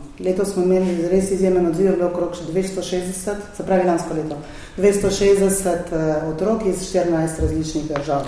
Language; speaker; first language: Slovenian; native; Slovenian